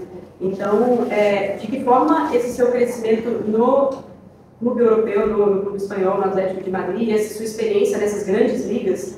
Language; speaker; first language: Portuguese; native; Portuguese